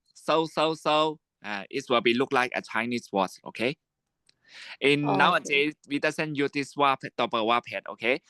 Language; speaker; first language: English; non-native, learner; Shan